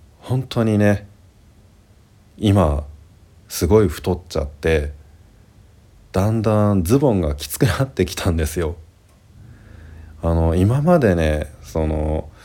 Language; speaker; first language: Japanese; native; Japanese